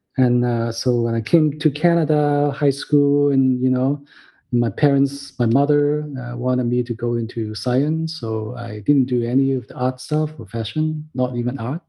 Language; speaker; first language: English; non-native, local second language; Cantonese